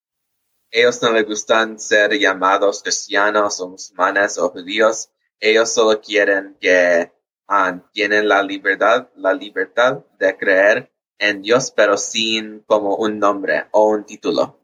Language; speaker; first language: Spanish; early bilingual, heritage; English